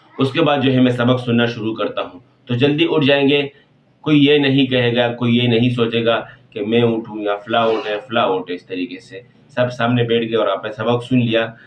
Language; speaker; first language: Urdu; non-native, local second language; Pashto